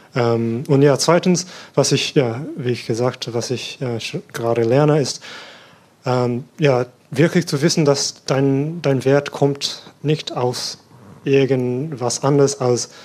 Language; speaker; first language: German; non-native, learner; English